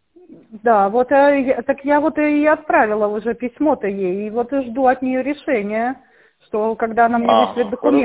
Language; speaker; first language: Russian; native; Russian